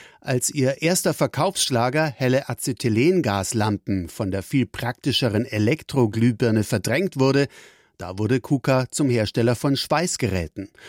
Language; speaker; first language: German; native; German